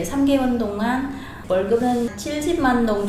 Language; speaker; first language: Korean; non-native, learner; Vietnamese